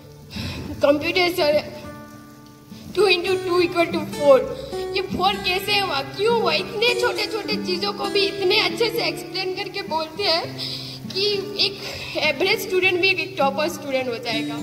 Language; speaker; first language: Hindi; non-native, local second language; Odia